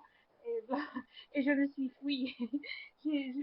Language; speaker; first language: French; non-native, learner; Arabic